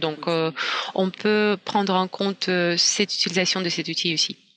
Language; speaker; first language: French; non-native, fluent; Russian